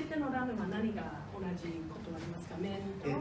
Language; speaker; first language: Japanese; non-native, fluent; English